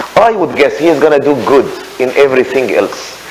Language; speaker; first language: English; non-native, fluent; Arabic